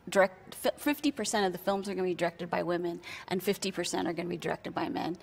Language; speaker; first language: English; native; English